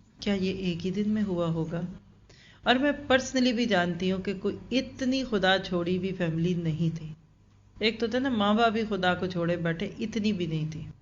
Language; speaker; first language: Urdu; native; Urdu